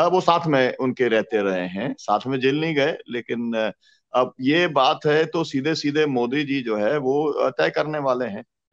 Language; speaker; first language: Hindi; native; Hindi